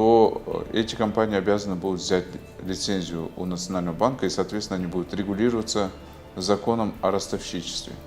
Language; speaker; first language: Russian; native; Russian